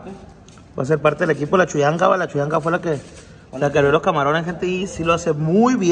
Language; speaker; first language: Spanish; native; Spanish